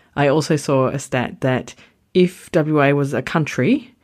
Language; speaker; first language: English; native; English